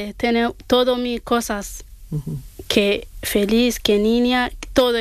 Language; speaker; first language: Spanish; non-native, learner; Arabic